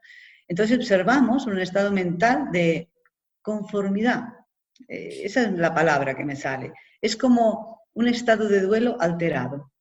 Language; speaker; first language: Spanish; native; Spanish